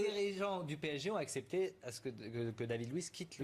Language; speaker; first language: French; native; French